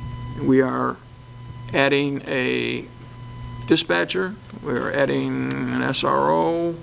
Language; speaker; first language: English; native; English